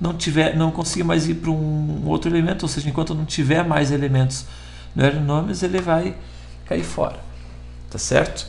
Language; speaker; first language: Portuguese; native; Portuguese